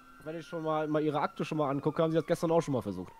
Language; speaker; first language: German; native; German